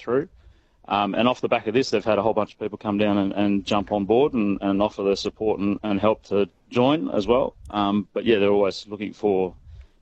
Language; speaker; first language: English; native; English